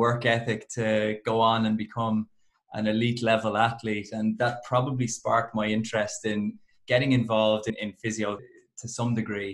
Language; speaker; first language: English; native; English